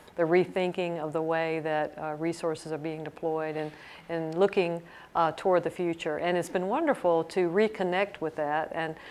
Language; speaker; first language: English; native; English